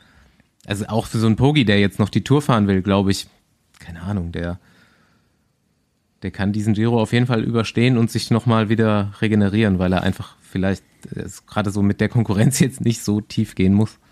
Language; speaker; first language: German; native; German